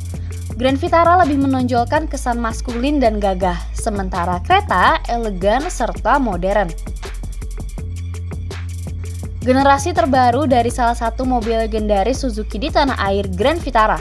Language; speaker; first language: Indonesian; native; Indonesian